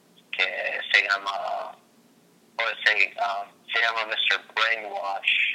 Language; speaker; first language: Spanish; non-native, fluent; English